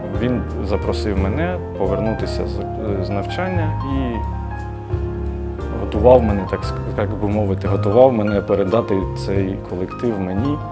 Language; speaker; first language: Ukrainian; native; Ukrainian